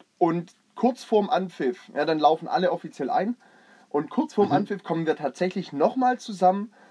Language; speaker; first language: German; native; German